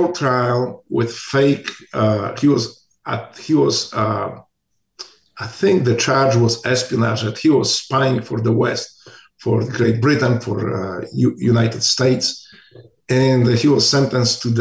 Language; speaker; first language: English; non-native, fluent; Polish